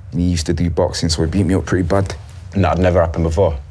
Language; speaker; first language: English; native; English